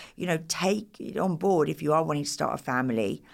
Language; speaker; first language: English; native; English